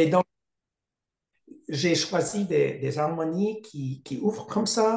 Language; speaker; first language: French; non-native, learner; English